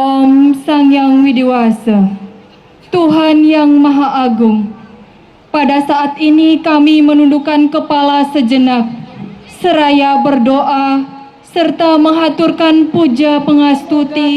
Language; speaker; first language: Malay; non-native, local second language; Balinese